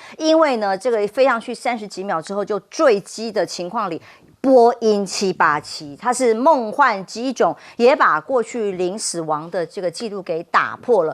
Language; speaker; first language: Chinese; native; Chinese